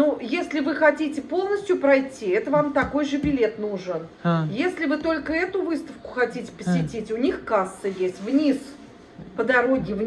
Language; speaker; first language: Russian; native; Russian